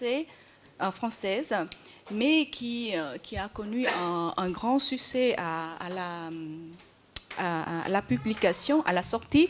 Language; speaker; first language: French; non-native, fluent; Vietnamese